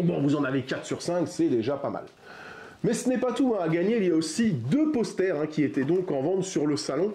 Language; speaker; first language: French; native; French